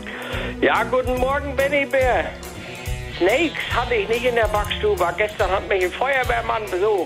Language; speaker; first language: German; native; German